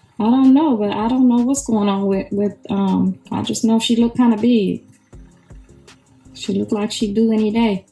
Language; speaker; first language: English; native; English